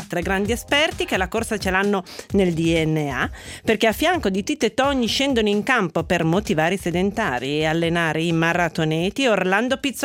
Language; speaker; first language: Italian; native; Italian